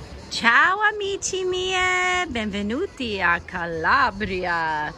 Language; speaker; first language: Italian; non-native, learner; English